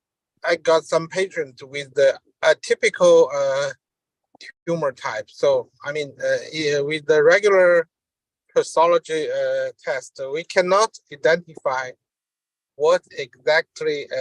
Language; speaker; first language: English; non-native, learner; Chinese